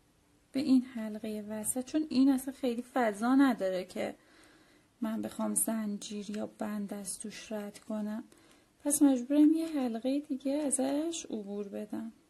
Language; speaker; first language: Persian; native; Persian